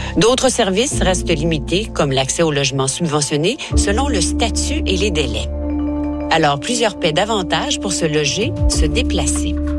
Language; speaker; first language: French; native; French